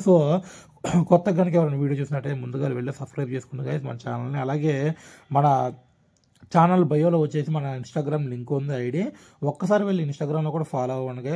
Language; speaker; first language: Telugu; non-native, local second language; Urdu